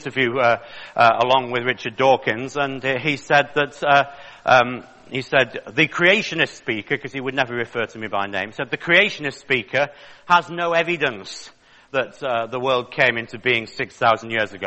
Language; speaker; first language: English; native; English